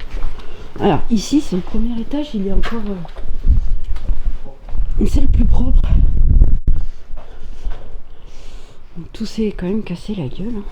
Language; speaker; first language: French; native; French